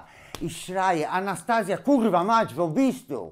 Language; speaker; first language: German; non-native, learner; Polish